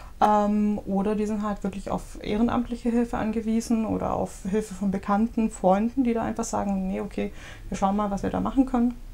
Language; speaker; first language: German; early bilingual, other home language; Russian